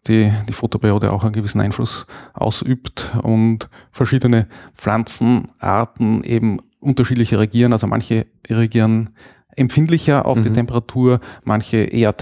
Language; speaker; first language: German; native; German